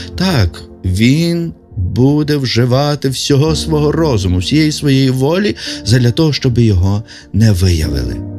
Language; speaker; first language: Ukrainian; native; Ukrainian